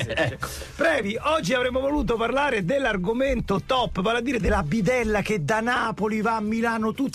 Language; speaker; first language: Italian; native; Italian